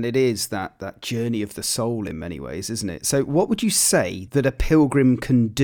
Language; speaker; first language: English; native; English